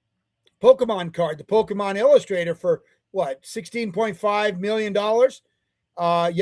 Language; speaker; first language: English; native; English